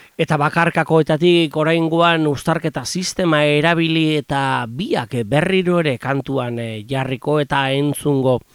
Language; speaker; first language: Basque; native; Basque